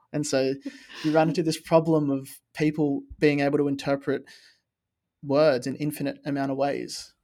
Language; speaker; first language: English; native; English